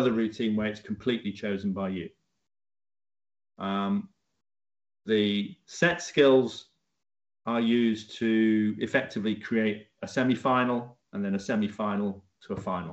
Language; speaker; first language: English; native; English